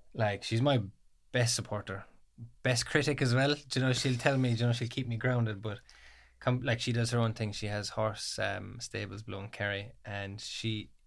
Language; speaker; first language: English; native; English